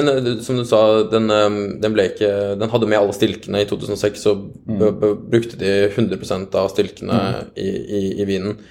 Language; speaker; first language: Norwegian; native; Norwegian